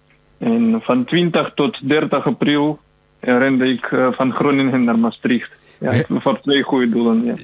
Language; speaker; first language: Dutch; non-native, learner; Ukrainian